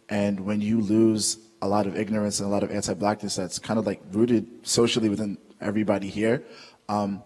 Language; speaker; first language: English; native; English